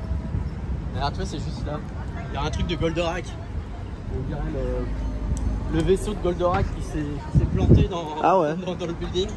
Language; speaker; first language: French; native; French